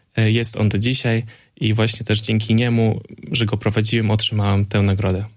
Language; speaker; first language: Polish; native; Polish